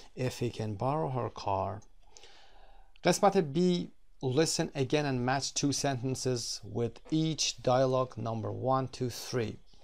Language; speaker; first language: English; non-native, fluent; Persian